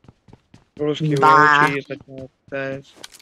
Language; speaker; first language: Russian; native; Russian